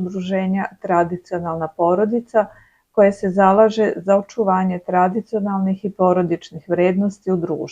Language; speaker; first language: Serbian; native; Serbian